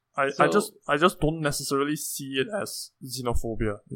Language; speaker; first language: English; native; English